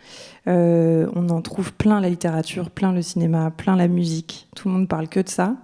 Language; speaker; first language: French; native; French